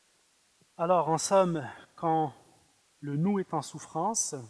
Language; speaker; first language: French; non-native, fluent; Arabic